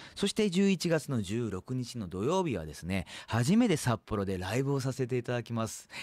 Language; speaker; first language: Japanese; native; Japanese